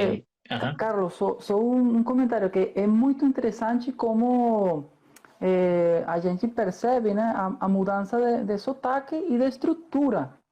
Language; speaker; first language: Portuguese; non-native, fluent; Spanish